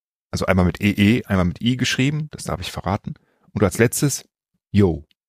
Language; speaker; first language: German; native; German